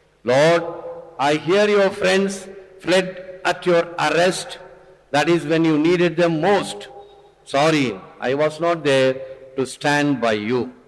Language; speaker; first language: English; non-native, local second language; Tamil